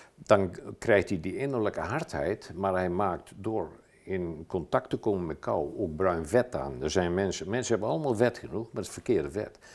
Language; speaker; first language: Dutch; native; Dutch